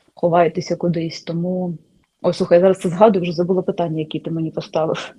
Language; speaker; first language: Ukrainian; native; Ukrainian